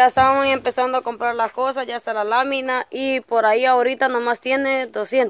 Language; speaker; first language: Spanish; native; Spanish